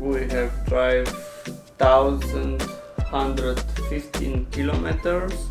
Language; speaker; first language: English; non-native, learner; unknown